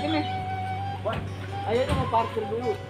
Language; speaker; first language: Indonesian; non-native, local second language; Sundanese